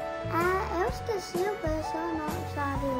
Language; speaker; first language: Portuguese; early bilingual, heritage; Portuguese